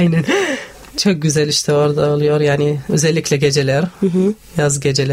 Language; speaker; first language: Turkish; non-native, learner; Arabic